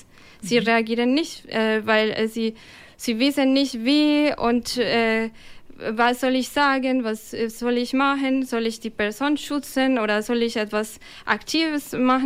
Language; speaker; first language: German; non-native, fluent; Spanish